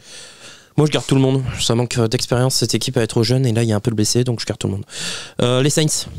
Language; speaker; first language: French; native; French